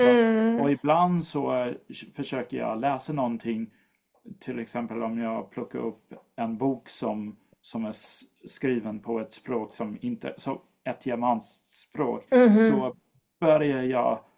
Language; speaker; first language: Swedish; non-native, fluent; English